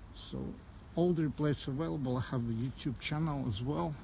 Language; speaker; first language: English; non-native, fluent; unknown